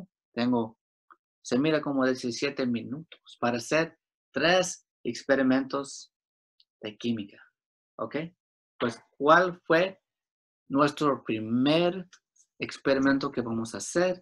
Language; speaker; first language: Spanish; early bilingual, heritage; Spanish